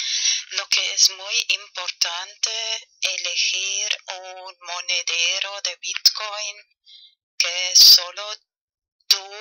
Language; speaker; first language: Spanish; non-native, fluent; German